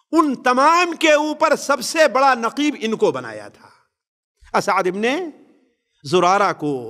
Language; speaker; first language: Urdu; native; Urdu